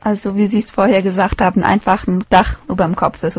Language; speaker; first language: German; native; German